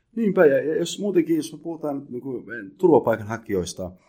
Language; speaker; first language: Finnish; early bilingual, other home language; Somali